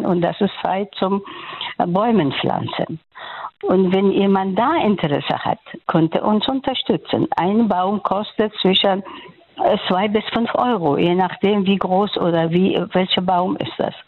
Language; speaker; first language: German; non-native, fluent; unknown